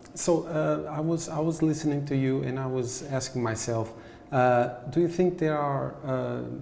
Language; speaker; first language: English; non-native, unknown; Portuguese